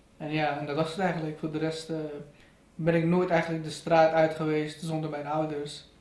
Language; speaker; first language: Dutch; early bilingual, other home language; Persian